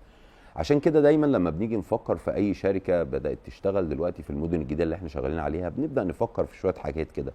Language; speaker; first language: Arabic; native; Arabic